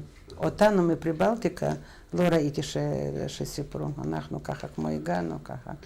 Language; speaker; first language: Hebrew; non-native, fluent; Russian